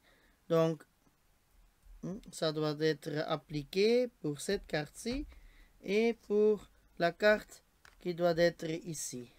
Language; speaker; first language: French; non-native, local second language; Dutch